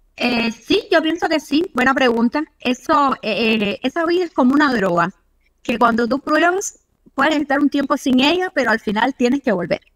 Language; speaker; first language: Spanish; native; Spanish